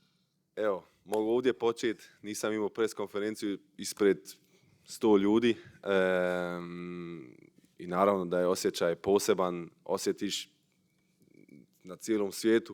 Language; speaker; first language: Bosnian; early bilingual, heritage; Bosnian